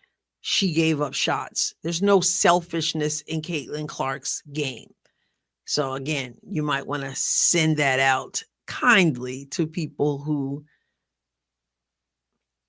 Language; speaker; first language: English; native; English